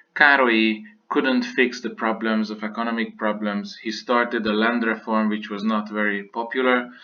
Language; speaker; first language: English; non-native, fluent; Hungarian